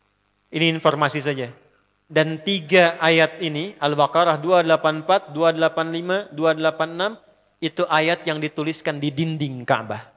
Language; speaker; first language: Indonesian; native; Indonesian